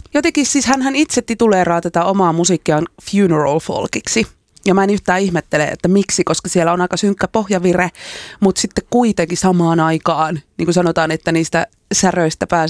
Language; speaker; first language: Finnish; native; Finnish